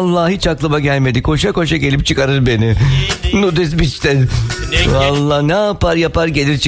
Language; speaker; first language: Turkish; native; Turkish